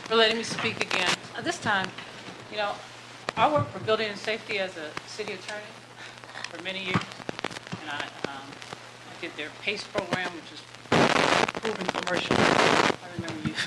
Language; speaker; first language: English; native; English